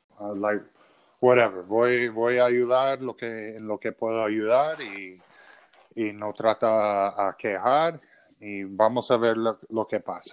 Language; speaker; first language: Spanish; early bilingual, other home language; English